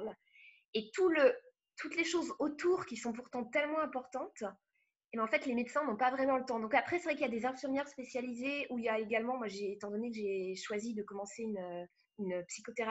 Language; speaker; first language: French; native; French